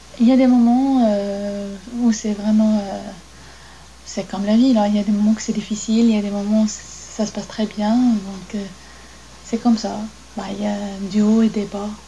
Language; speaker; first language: French; non-native, local second language; Arabic